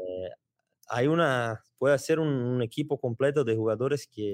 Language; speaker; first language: Spanish; non-native, learner; Portuguese